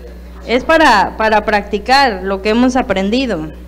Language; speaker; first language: Spanish; native; Spanish